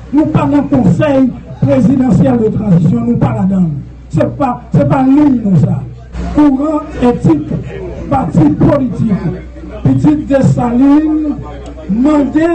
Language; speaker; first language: French; non-native, local second language; Haitian Creole